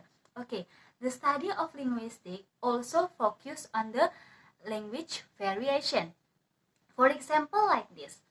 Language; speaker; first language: English; non-native, learner; Indonesian